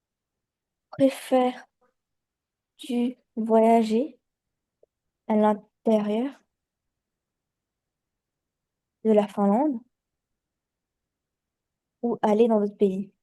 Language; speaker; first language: French; non-native, learner; Chinese